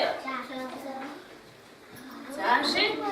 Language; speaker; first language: Mongolian; native; Mongolian